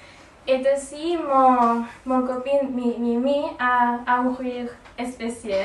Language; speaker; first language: French; non-native, learner; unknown